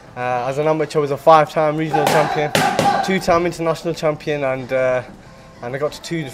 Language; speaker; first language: English; native; English